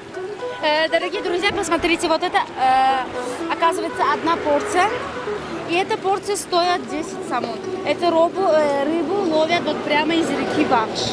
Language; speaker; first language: Russian; non-native, local second language; Tajik